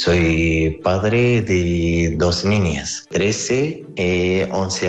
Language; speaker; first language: Spanish; non-native, learner; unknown